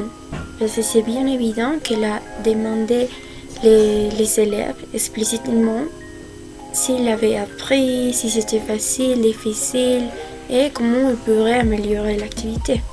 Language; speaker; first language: French; non-native, fluent; Spanish